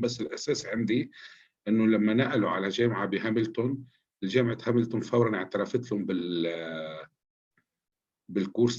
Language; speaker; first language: Arabic; native; Arabic